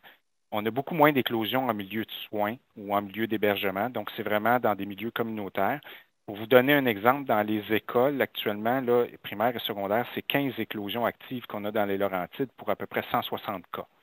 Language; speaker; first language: French; native; French